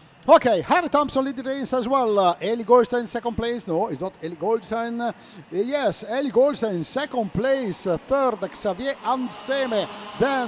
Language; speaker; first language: English; non-native, fluent; Italian